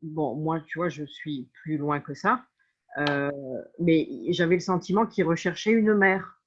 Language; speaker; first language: French; native; French